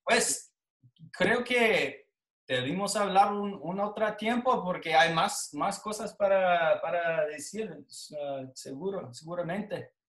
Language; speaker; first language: Spanish; non-native, fluent; English